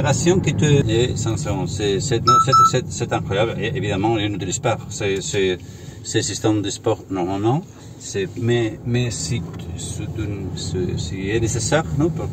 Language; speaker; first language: French; non-native, learner; Spanish